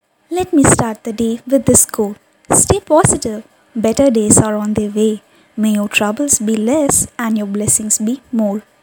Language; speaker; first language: English; non-native, local second language; Tamil